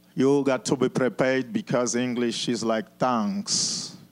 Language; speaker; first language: English; non-native, fluent; Portuguese